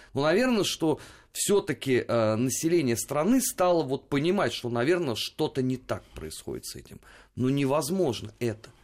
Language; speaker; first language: Russian; native; Russian